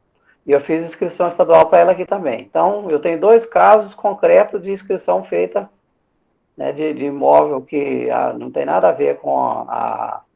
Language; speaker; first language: Portuguese; native; Portuguese